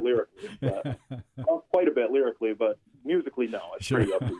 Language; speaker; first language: English; native; English